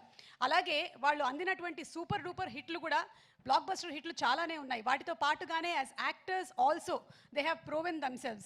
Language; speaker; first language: Telugu; native; Telugu